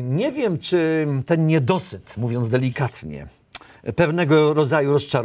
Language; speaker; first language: Polish; native; Polish